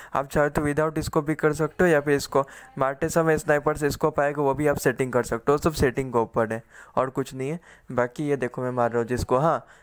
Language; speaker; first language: Hindi; native; Hindi